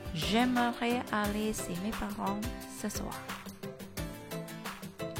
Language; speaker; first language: French; non-native, fluent; Indonesian